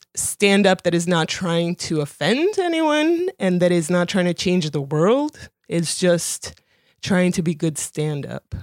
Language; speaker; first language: English; early bilingual, other home language; Spanish